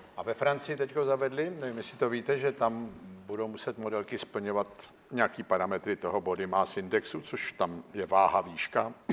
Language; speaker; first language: Czech; native; Czech